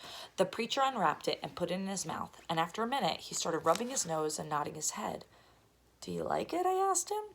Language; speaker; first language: English; native; English